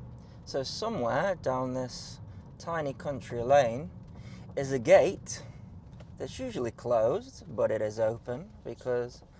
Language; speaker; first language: English; native; English